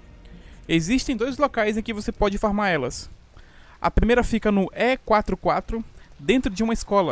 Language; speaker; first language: Portuguese; native; Portuguese